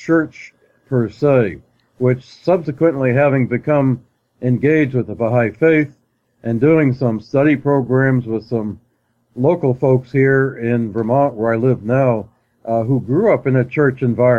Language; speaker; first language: English; native; English